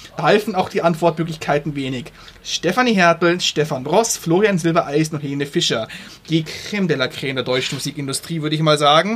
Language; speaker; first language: German; native; German